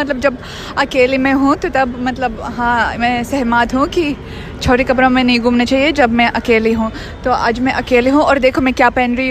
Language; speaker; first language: Hindi; non-native, fluent; Russian